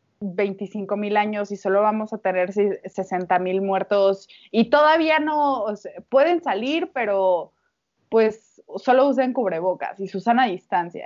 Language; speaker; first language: Spanish; native; Spanish